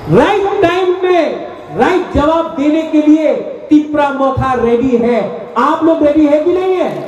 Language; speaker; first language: Hindi; non-native, local second language; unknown